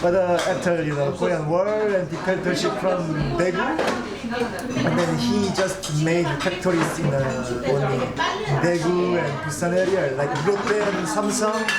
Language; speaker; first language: English; non-native, fluent; Korean